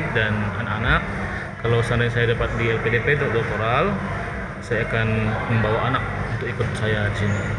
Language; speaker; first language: Indonesian; native; Indonesian